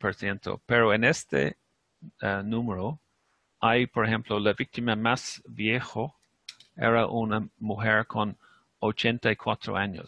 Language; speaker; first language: Spanish; non-native, fluent; English